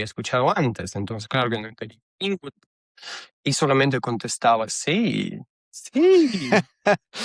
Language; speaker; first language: Spanish; non-native, fluent; Russian